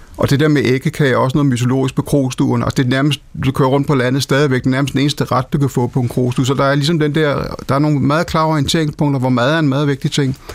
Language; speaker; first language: Danish; native; Danish